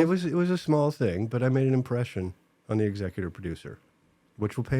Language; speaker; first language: English; native; English